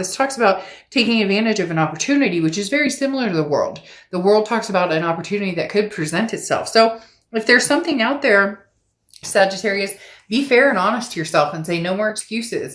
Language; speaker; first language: English; native; English